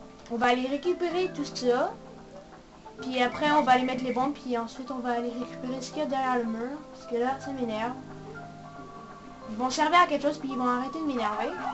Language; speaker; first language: French; native; French